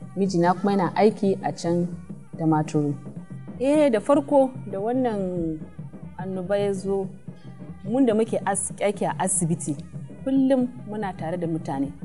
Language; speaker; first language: Hausa; non-native, local second language; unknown